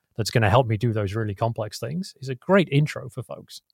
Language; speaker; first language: English; native; English